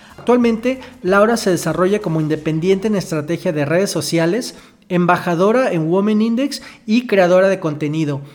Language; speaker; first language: Spanish; native; Spanish